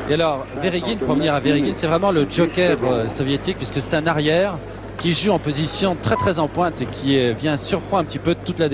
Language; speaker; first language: French; native; French